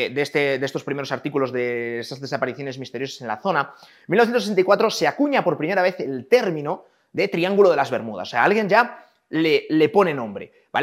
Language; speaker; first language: Spanish; native; Spanish